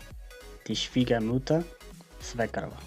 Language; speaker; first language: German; non-native, fluent; Macedonian